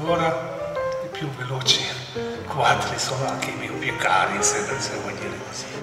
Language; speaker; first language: Italian; non-native, fluent; German